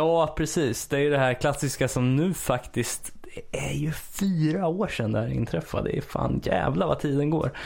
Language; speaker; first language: Swedish; native; Swedish